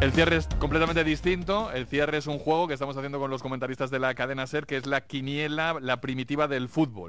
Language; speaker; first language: Spanish; native; Spanish